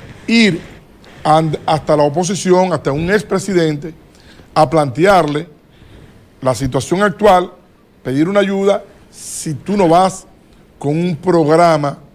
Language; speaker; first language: Spanish; native; Spanish